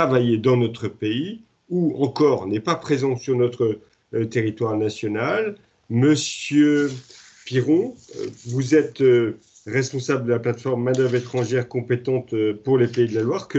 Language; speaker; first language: French; native; French